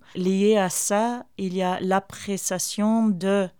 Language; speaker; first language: French; non-native, fluent; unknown